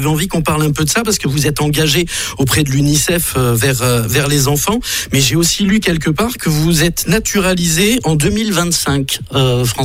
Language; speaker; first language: French; native; French